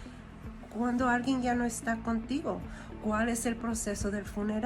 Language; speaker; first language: Spanish; early bilingual, heritage; Spanish